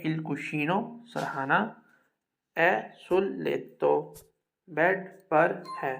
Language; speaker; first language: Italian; non-native, fluent; Urdu